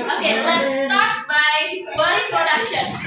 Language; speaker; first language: English; non-native, learner; Indonesian